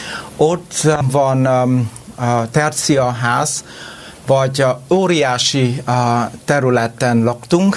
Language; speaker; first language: Hungarian; non-native, learner; Vietnamese